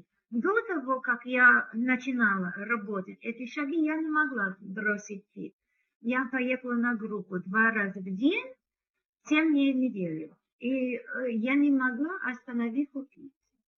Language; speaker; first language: Russian; non-native, learner; English